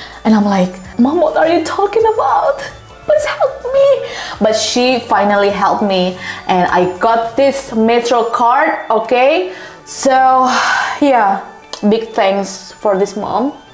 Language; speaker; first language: English; non-native, fluent; Indonesian